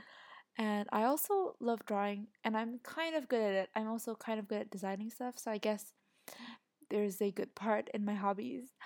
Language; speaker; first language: English; non-native, fluent; Indonesian